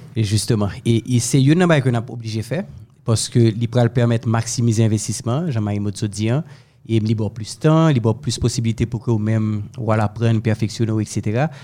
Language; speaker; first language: French; non-native, local second language; Haitian Creole